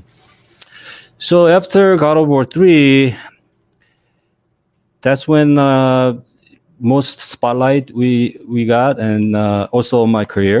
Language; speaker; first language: English; non-native, fluent; Korean